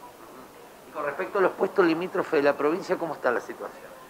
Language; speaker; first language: Spanish; native; Spanish